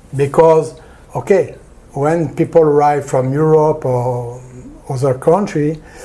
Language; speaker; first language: English; non-native, learner; French